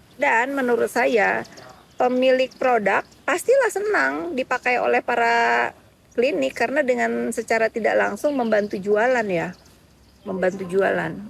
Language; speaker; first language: Indonesian; native; Indonesian